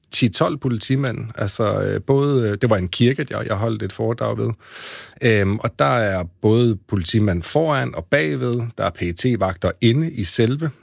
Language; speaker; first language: Danish; early bilingual, other home language; Hebrew